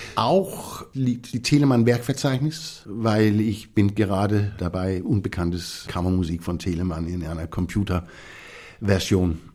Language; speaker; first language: German; non-native, fluent; Danish